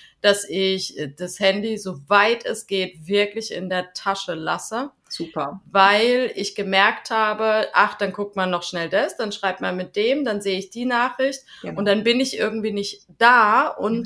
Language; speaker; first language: German; native; German